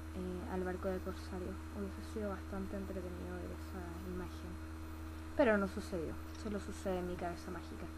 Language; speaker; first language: Spanish; native; Spanish